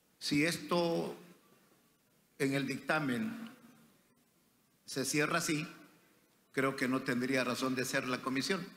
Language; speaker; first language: Spanish; native; Spanish